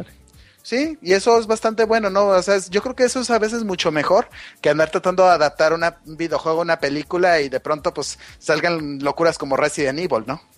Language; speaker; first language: Spanish; native; Spanish